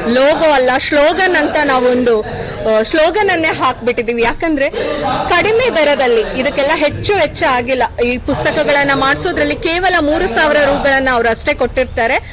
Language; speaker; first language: Kannada; non-native, local second language; Malayalam